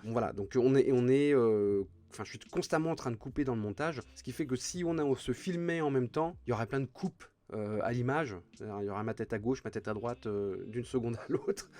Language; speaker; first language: French; native; French